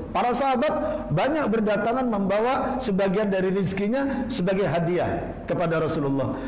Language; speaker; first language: Malay; non-native, local second language; Javanese